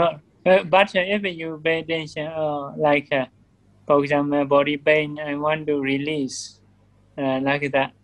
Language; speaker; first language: English; non-native, learner; Burmese